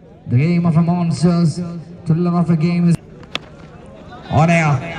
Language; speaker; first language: English; non-native, local second language; Malayalam